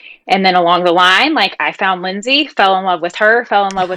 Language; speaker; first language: English; native; English